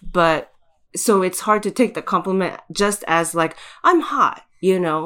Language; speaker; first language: English; early bilingual, other home language; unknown